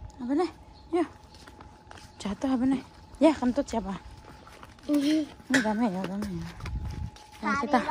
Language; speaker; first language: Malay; non-native, local second language; Javanese